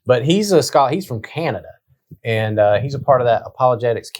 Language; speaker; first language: English; native; English